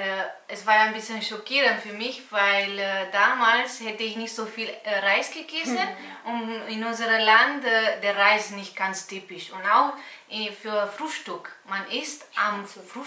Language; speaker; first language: German; non-native, fluent; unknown